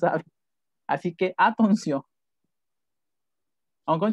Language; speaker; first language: Spanish; native; Spanish